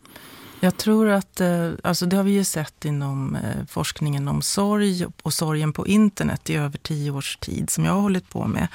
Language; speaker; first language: Swedish; native; Swedish